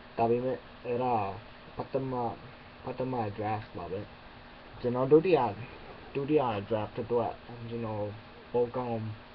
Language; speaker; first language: Burmese; non-native, learner; English